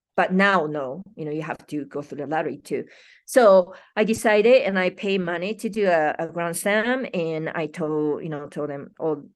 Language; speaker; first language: English; non-native, fluent; Japanese